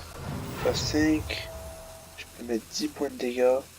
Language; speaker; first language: French; native; French